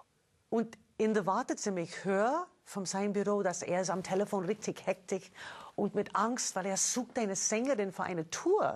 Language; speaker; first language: German; non-native, fluent; English